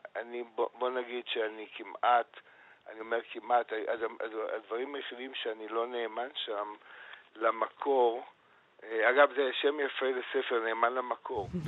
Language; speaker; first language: Hebrew; native; Hebrew